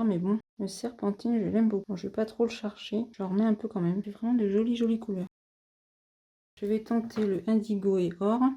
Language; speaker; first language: French; native; French